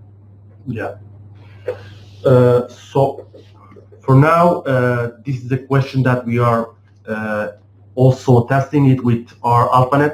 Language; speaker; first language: English; non-native, fluent; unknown